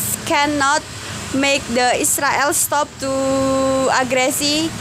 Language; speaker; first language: English; non-native, learner; Indonesian